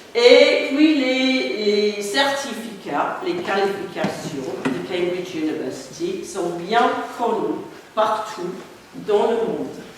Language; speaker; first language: French; non-native, fluent; English